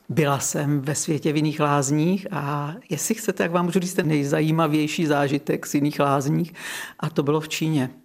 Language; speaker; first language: Czech; native; Czech